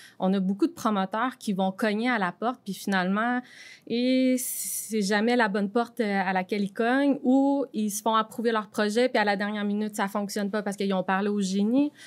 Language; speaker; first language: French; native; French